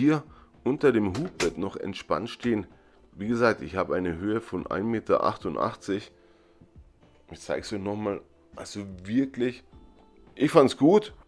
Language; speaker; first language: German; native; German